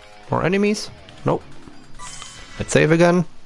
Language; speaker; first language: English; non-native, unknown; German